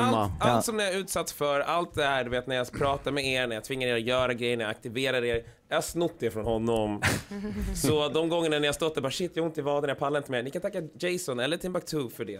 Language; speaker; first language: Swedish; native; Swedish